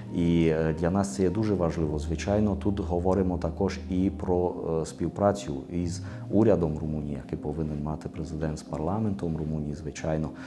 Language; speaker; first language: Ukrainian; native; Ukrainian